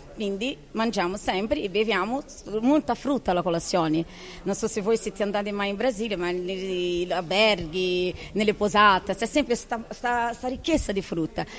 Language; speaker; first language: Italian; non-native, fluent; Portuguese